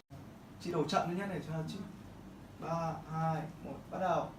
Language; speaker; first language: Vietnamese; native; Vietnamese